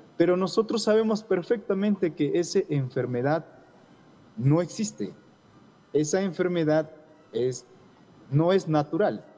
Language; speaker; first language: Spanish; non-native, local second language; Shipibo-Conibo